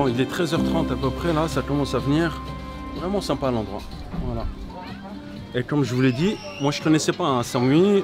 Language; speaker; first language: French; native; French